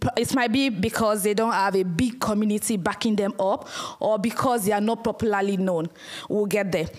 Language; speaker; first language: English; non-native, local second language; Yoruba